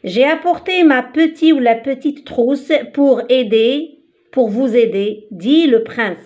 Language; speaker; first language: French; non-native, local second language; Arabic